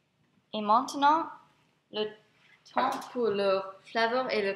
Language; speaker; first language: French; non-native, learner; English